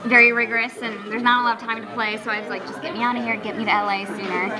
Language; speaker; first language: English; native; English